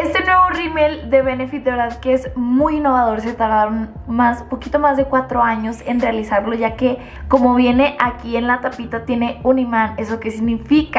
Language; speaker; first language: Spanish; native; Spanish